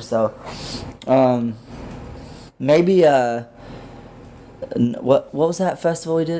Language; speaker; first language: English; native; English